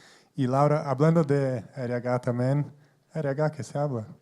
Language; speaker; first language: Spanish; non-native, fluent; Portuguese